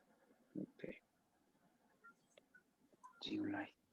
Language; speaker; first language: English; non-native, learner; Spanish